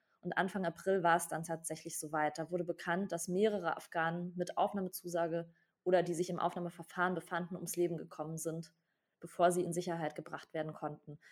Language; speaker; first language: German; native; German